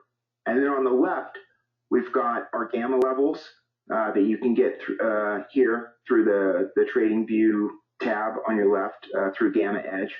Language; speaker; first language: English; native; English